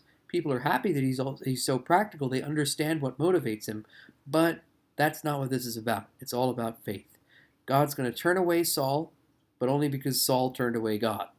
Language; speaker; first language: English; native; English